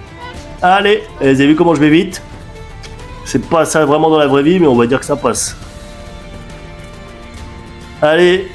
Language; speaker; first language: French; native; French